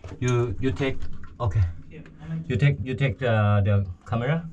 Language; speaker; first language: English; non-native, learner; Thai